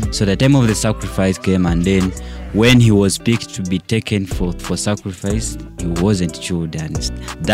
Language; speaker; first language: English; non-native, local second language; Ganda